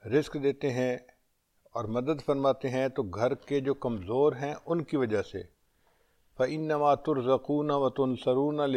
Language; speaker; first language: Urdu; native; Urdu